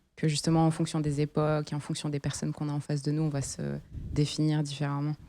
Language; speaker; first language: French; native; French